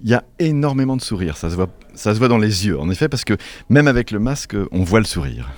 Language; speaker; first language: French; native; French